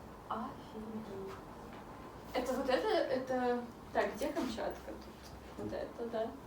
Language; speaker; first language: Russian; native; Russian